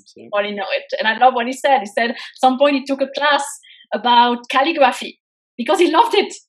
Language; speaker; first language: English; non-native, fluent; French